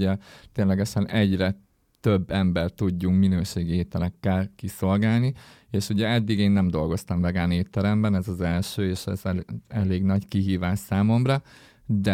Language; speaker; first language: Hungarian; native; Hungarian